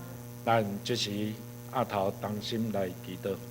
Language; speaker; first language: Chinese; native; Chinese